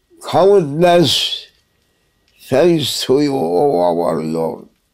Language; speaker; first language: English; non-native, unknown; Turkish